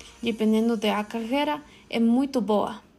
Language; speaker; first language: Portuguese; non-native, learner; Spanish